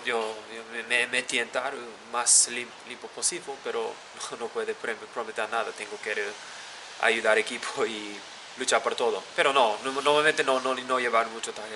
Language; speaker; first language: Spanish; non-native, learner; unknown